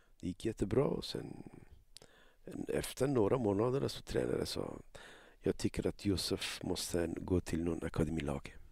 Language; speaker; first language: Swedish; non-native, learner; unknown